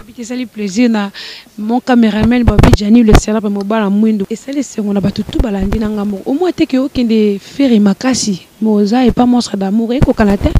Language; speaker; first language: Lingala; native; Lingala